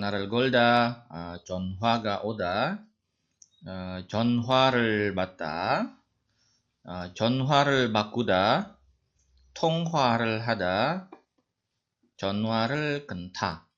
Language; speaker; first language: Korean; non-native, fluent; Indonesian